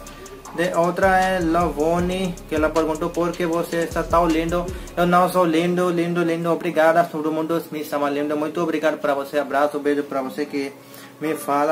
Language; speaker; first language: Portuguese; non-native, learner; Hindi